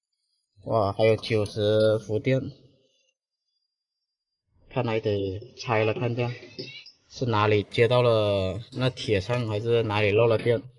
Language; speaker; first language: Chinese; native; Chinese